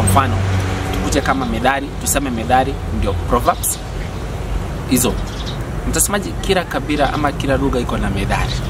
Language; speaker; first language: Swahili; native; Swahili